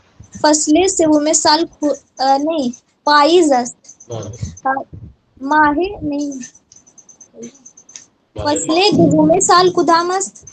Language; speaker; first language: Persian; non-native, learner; Urdu